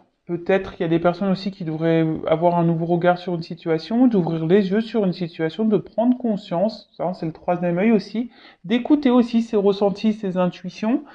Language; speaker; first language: French; native; French